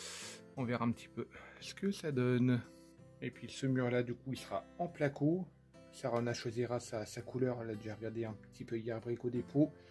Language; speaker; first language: French; native; French